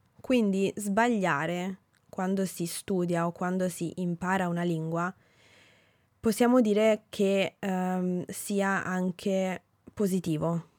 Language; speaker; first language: Italian; native; Italian